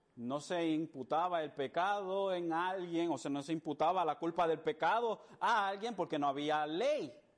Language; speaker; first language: Spanish; early bilingual, heritage; Spanish